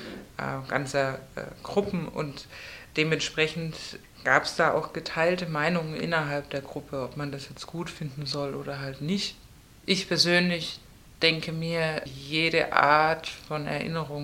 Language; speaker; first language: German; native; German